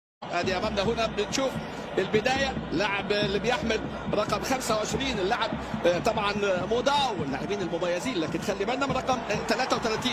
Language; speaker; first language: Arabic; native; Arabic